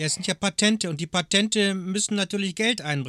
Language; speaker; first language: German; native; German